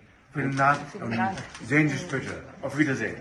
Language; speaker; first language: German; non-native, learner; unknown